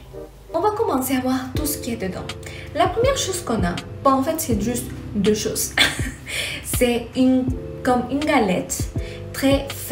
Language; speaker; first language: French; non-native, fluent; Spanish